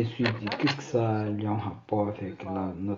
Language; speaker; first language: French; non-native, learner; Portuguese